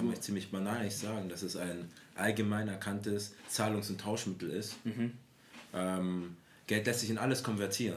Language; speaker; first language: German; native; German